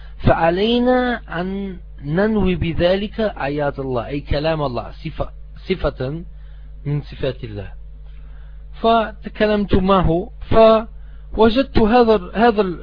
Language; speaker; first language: Arabic; non-native, fluent; German